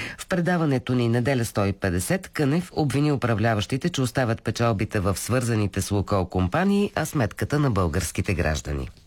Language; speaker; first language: Bulgarian; native; Bulgarian